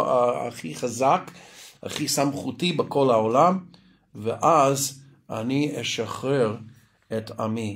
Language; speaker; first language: Hebrew; non-native, fluent; English